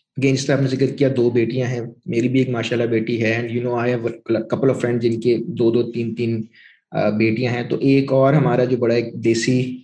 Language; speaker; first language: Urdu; native; Urdu